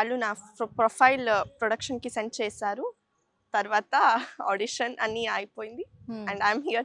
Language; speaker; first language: Telugu; non-native, learner; Kannada